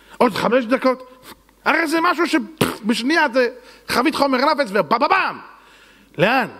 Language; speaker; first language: Hebrew; native; Hebrew